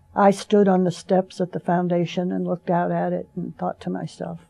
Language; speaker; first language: English; native; English